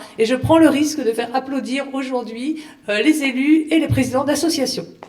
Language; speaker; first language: French; native; French